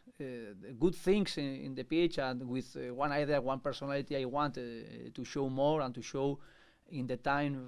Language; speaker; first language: English; non-native, learner; Spanish